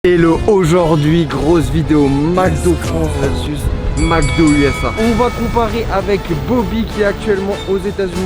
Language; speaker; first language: French; native; French